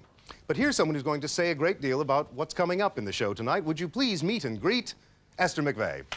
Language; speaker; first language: English; native; English